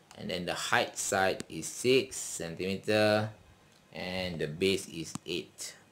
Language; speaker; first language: English; non-native, local second language; Malay